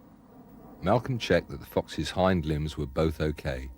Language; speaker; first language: English; native; English